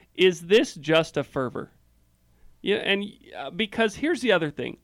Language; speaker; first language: English; native; English